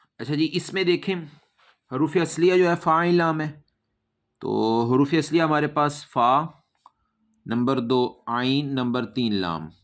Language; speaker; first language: Urdu; non-native, local second language; Punjabi